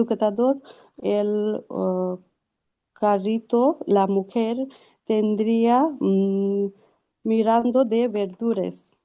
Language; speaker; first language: Spanish; non-native, learner; Urdu